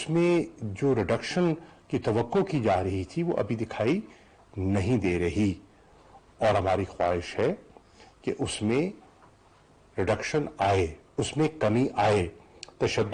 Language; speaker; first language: Urdu; native; Urdu